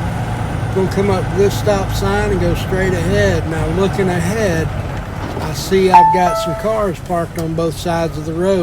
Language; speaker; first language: English; native; English